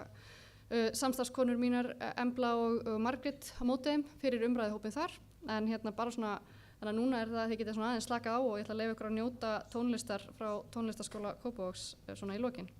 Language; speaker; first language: Icelandic; native; Icelandic